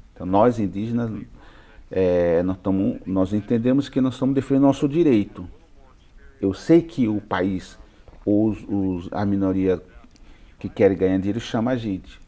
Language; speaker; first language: Portuguese; non-native, local second language; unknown